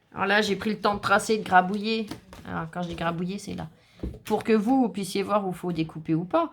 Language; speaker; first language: French; native; French